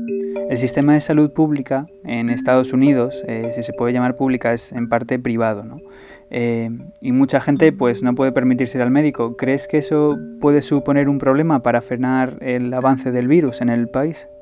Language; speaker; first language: Spanish; native; Spanish